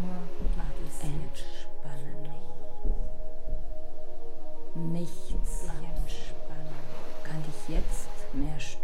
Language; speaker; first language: German; native; German